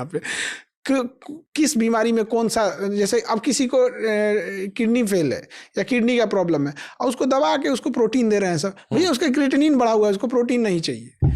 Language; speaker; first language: Hindi; native; Hindi